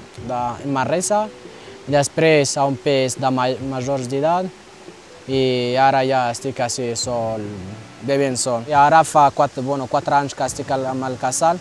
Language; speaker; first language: Catalan; non-native, fluent; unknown